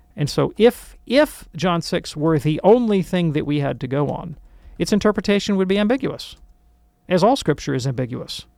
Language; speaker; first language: English; native; English